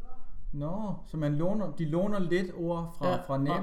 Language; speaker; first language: Danish; native; Danish